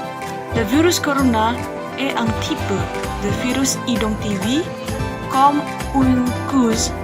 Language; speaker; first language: French; non-native, learner; Indonesian